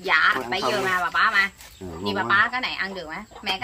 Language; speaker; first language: Vietnamese; non-native, learner; Thai